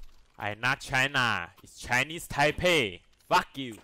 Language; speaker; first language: English; non-native, learner; Chinese